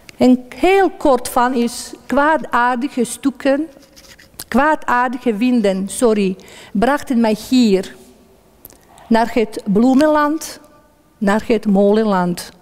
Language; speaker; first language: Dutch; non-native, fluent; Bosnian